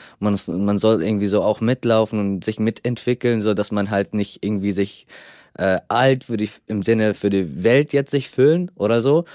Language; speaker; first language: German; non-native, fluent; Arabic